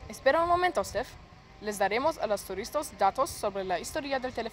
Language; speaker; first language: Spanish; non-native, learner; German